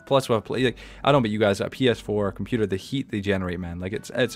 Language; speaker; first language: English; native; English